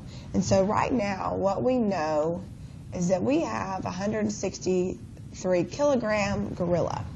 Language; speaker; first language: English; native; English